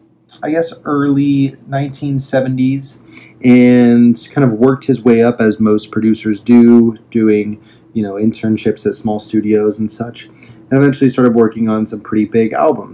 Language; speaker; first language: English; native; English